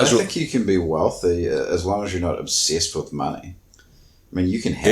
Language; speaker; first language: English; native; English